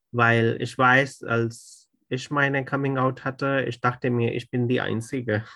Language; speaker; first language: German; non-native, fluent; Urdu